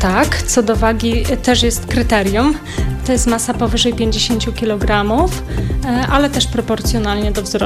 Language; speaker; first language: Polish; native; Polish